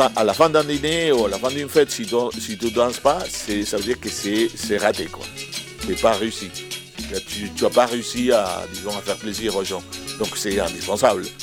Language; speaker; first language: French; non-native, fluent; Spanish